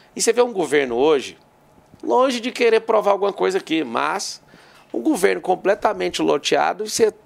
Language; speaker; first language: Portuguese; native; Portuguese